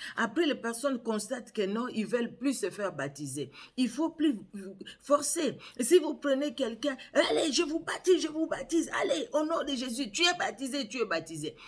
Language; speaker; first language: French; non-native, local second language; Lingala